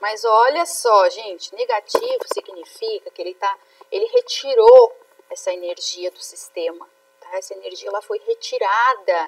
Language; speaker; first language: Portuguese; native; Portuguese